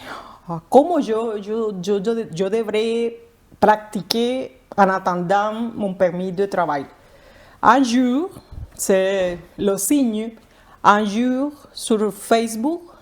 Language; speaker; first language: French; non-native, fluent; Spanish